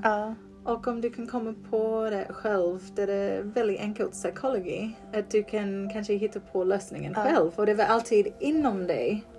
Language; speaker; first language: Swedish; non-native, fluent; English